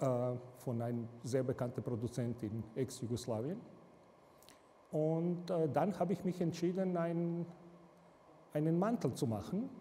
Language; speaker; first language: German; non-native, fluent; Serbian